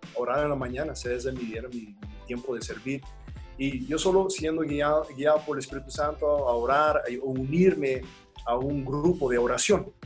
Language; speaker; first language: Spanish; early bilingual, heritage; Spanish